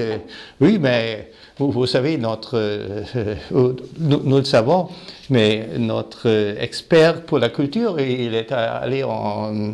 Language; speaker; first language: French; non-native, fluent; German